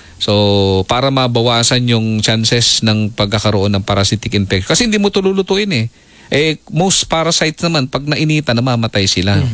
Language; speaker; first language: Filipino; non-native, local second language; Cebuano